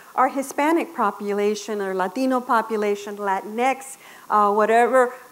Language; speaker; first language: English; native; English